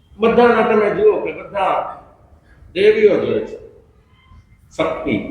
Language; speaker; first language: Gujarati; non-native, local second language; Kachhi